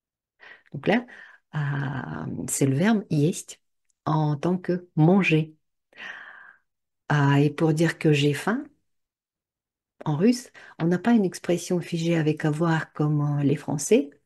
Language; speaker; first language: French; non-native, fluent; Russian